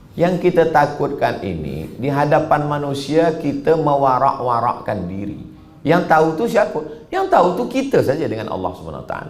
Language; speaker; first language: Malay; native; Malay